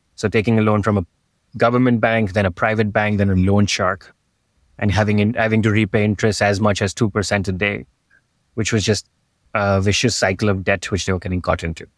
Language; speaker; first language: English; non-native, local second language; Hindi